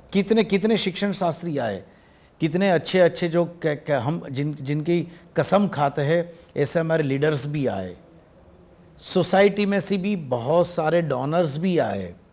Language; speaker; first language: Hindi; non-native, local second language; Gujarati